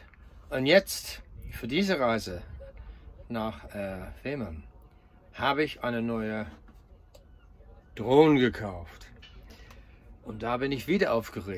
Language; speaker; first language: German; non-native, fluent; English